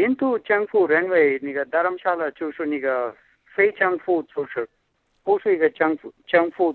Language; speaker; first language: Chinese; non-native, fluent; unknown